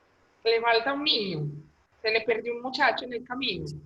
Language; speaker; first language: Spanish; native; Spanish